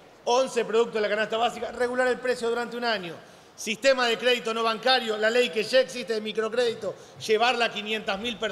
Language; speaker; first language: Spanish; native; Spanish